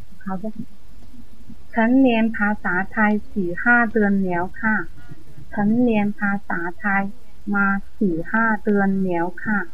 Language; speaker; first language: Thai; non-native, learner; Chinese